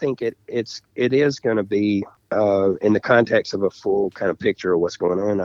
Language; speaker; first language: English; native; English